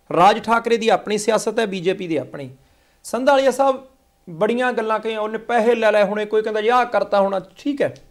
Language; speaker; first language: Punjabi; native; Punjabi